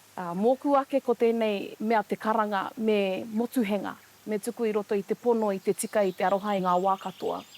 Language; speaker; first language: Māori; native; Māori